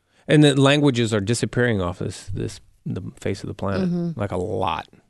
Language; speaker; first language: English; native; English